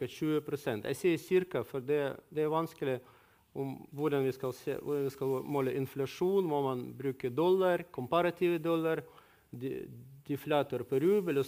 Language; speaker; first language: Norwegian; non-native, fluent; Russian